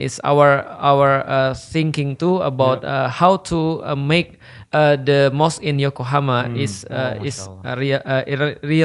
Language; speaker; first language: English; non-native, fluent; Indonesian